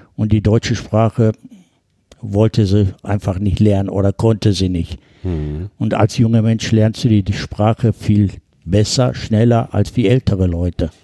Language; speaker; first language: German; early bilingual, other home language; Turkish